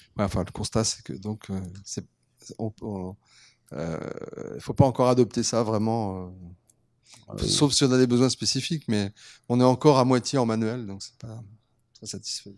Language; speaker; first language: French; native; French